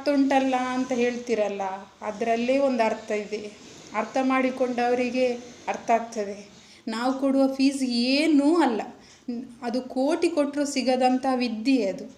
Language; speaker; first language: Kannada; native; Kannada